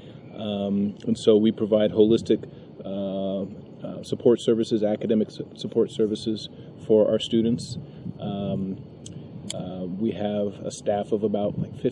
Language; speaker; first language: English; native; English